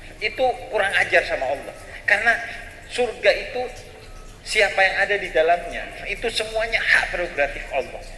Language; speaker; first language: Indonesian; non-native, local second language; Madurese